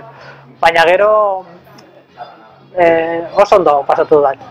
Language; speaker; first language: Basque; non-native, local second language; Spanish